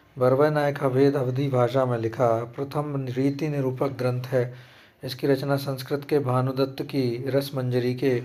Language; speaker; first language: Hindi; native; Hindi